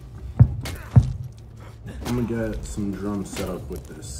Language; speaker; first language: English; native; English